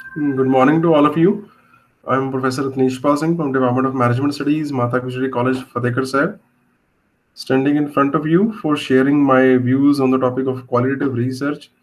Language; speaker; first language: English; non-native, local second language; Punjabi